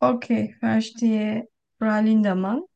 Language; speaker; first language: German; non-native, learner; Turkish